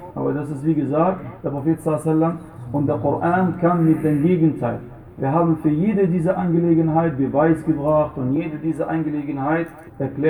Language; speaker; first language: German; non-native, fluent; Arabic